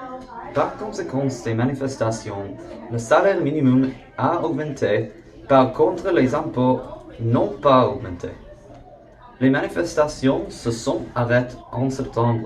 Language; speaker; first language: French; non-native, learner; English